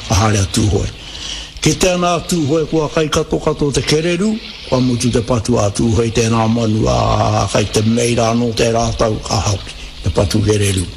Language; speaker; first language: Māori; native; Māori